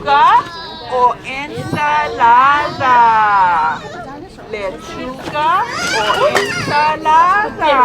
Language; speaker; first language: Spanish; early bilingual, heritage; Spanish